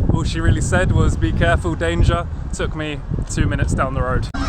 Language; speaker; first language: English; native; English